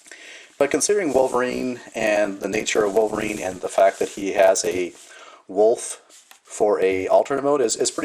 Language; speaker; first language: English; native; English